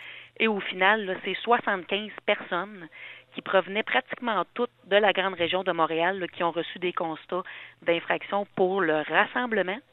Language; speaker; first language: French; native; French